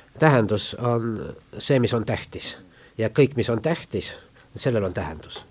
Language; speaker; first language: Estonian; non-native, local second language; Russian